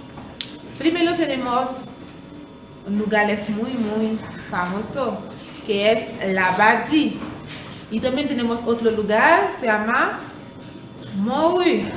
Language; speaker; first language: Spanish; non-native, fluent; Haitian Creole